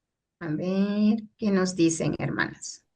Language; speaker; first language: Spanish; native; Spanish